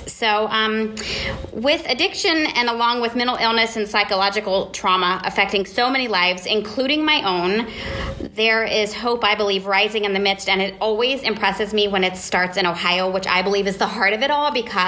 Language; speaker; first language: English; native; English